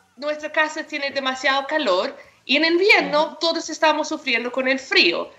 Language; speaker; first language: Spanish; non-native, fluent; English